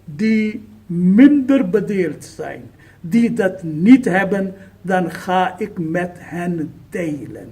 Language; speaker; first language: Dutch; non-native, fluent; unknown